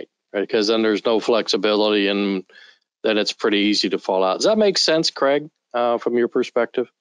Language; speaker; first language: English; native; English